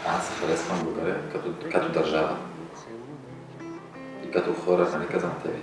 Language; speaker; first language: Bulgarian; non-native, learner; Arabic